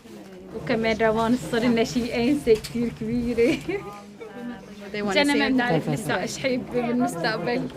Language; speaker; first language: Arabic; native; Arabic